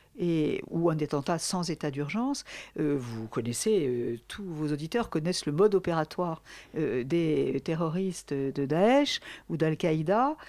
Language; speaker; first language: French; native; French